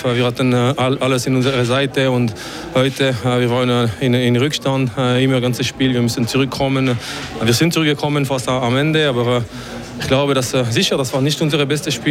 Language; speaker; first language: German; non-native, local second language; French